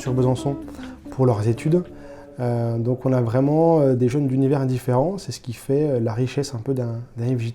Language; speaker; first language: French; native; French